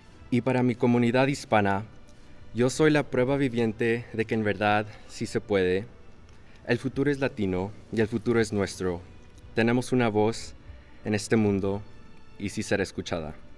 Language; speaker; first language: Spanish; early bilingual, heritage; Spanish